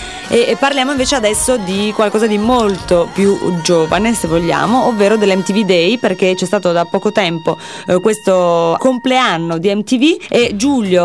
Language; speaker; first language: Italian; native; Italian